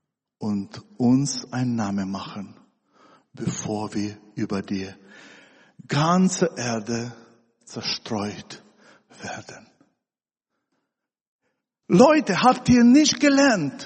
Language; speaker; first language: German; non-native, fluent; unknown